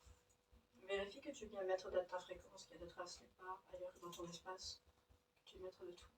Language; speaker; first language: French; native; French